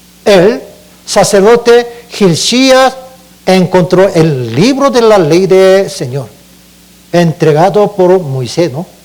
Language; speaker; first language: Spanish; non-native, learner; Korean